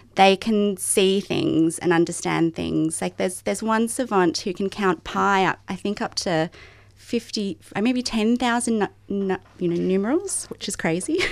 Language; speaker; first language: English; native; English